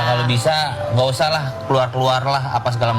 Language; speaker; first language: Indonesian; native; Indonesian